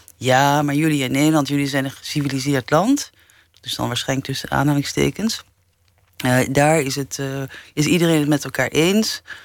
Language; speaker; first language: Dutch; early bilingual, other home language; English